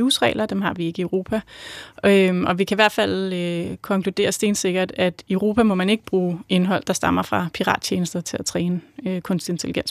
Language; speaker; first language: Danish; native; Danish